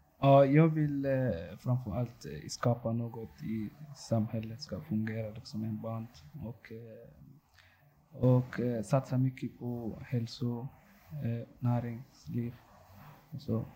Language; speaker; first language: Swedish; non-native, local second language; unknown